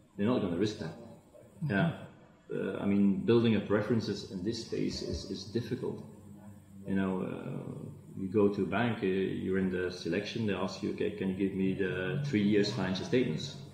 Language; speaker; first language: English; non-native, fluent; Dutch